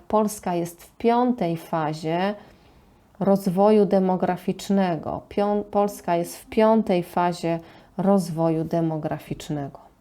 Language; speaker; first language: Polish; native; Polish